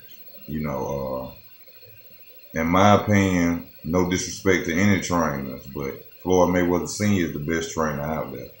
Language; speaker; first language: English; native; English